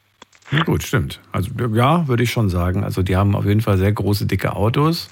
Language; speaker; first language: German; native; German